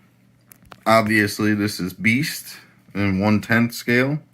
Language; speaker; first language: English; native; English